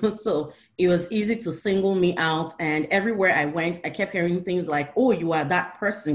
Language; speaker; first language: English; non-native, local second language; Igbo